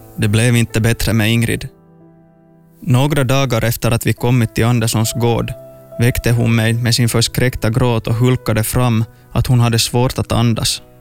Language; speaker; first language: Swedish; native; Swedish